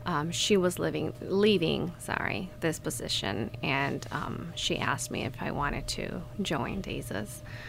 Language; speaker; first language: English; early bilingual, other home language; Spanish